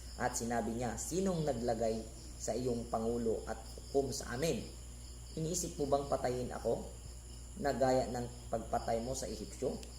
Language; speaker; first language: Filipino; non-native, local second language; Cebuano